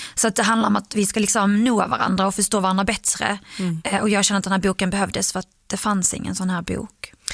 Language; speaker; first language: Swedish; early bilingual, other home language; Arabic